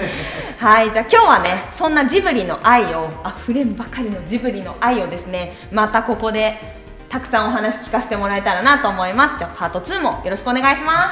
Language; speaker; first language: Japanese; native; Japanese